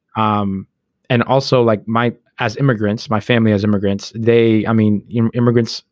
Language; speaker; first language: English; native; English